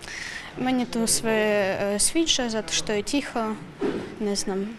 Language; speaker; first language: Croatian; non-native, learner; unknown